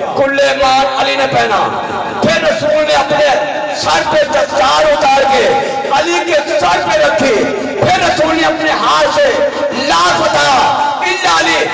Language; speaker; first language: Urdu; non-native, local second language; Punjabi